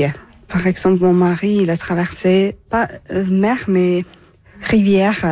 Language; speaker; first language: French; non-native, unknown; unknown